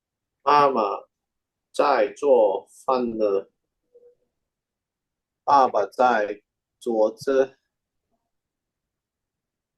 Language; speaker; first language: Chinese; non-native, learner; Indonesian